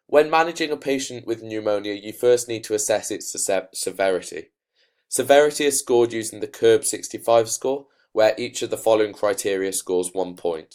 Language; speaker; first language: English; native; English